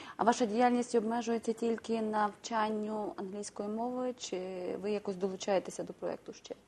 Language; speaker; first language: Ukrainian; native; Ukrainian